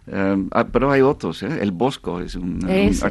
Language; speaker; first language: Spanish; non-native, fluent; Dutch